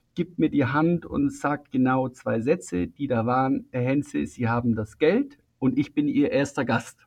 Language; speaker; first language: German; native; German